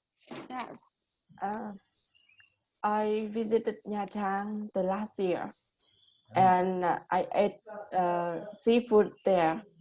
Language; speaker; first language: English; non-native, learner; Vietnamese